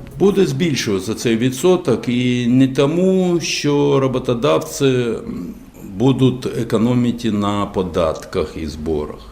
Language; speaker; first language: Ukrainian; non-native, local second language; Russian